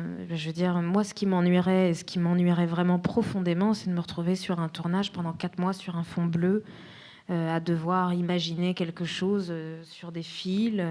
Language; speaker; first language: French; native; French